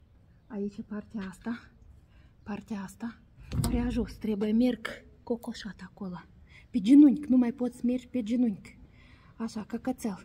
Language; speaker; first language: Romanian; non-native, learner; Russian